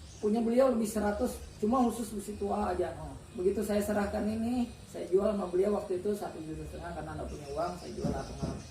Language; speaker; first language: Indonesian; non-native, local second language; Banjar